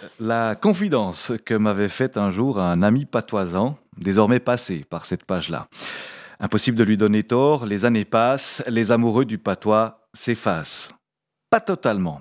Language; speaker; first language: French; native; French